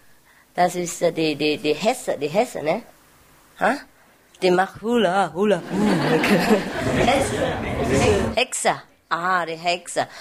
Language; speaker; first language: German; non-native, learner; Vietnamese